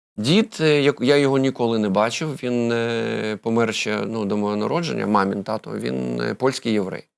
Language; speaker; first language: Ukrainian; non-native, local second language; Russian